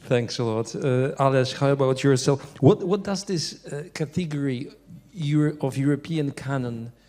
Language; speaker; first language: English; non-native, fluent; Polish